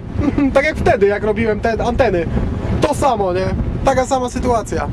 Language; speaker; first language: Polish; native; Polish